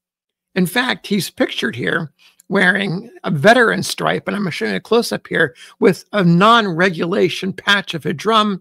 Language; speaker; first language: English; native; English